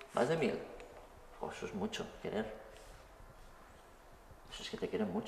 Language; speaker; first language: Spanish; native; Spanish